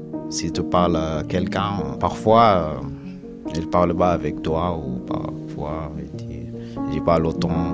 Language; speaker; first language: French; non-native, learner; Arabic